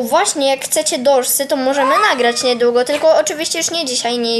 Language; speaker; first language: Polish; native; Polish